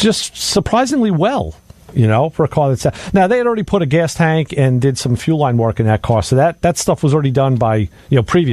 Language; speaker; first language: English; native; English